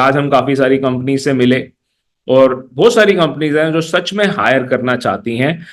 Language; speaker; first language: Hindi; native; Hindi